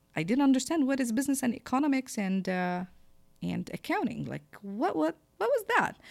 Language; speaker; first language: English; non-native, fluent; Arabic